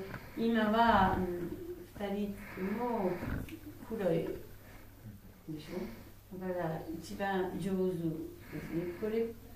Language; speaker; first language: Japanese; non-native, fluent; French